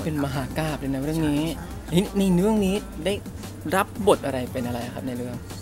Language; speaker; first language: Thai; native; Thai